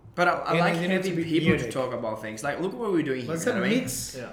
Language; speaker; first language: English; non-native, fluent; Portuguese